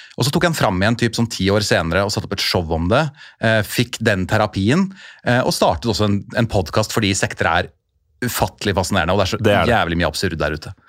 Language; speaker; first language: Norwegian; native; Norwegian